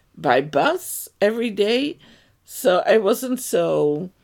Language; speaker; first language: English; non-native, fluent; Dutch